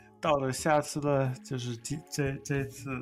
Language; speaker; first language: Chinese; non-native, learner; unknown